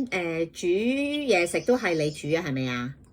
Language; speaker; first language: Cantonese; native; Cantonese